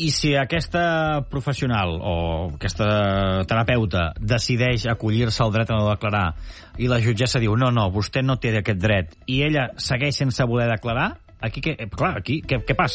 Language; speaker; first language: Catalan; native; Catalan